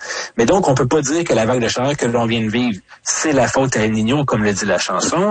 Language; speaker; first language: French; native; French